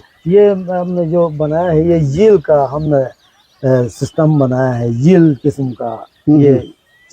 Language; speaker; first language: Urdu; non-native, local second language; Shina